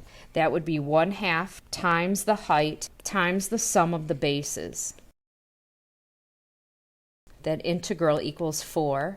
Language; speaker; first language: English; native; English